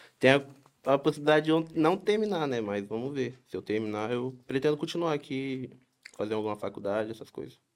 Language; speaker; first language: Portuguese; native; Portuguese